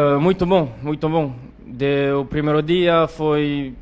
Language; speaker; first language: Portuguese; non-native, learner; French